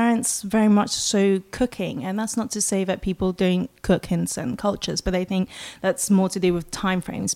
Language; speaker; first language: English; non-native, local second language; Russian